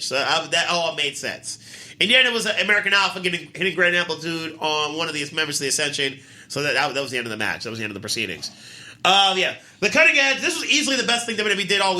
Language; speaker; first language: English; native; English